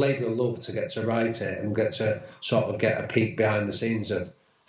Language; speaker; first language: English; native; English